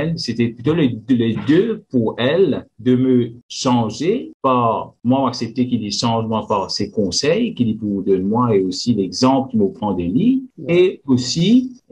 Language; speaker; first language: French; non-native, local second language; Morisyen